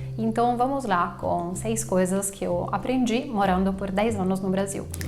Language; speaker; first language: Portuguese; non-native, fluent; Italian